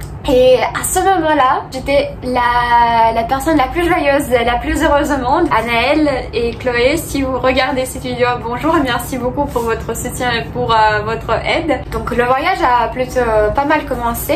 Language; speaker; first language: French; non-native, fluent; Russian